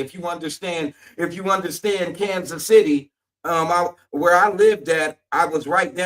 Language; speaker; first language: English; native; English